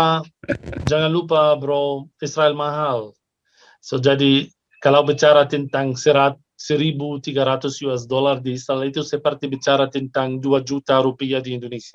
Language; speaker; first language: Indonesian; non-native, fluent; Arabic